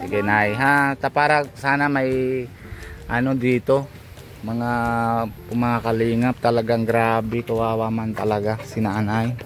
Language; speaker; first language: Filipino; non-native, local second language; Bikol